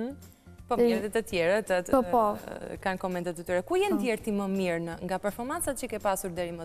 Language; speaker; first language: Albanian; native; Albanian